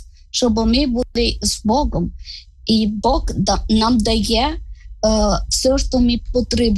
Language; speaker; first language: Ukrainian; non-native, learner; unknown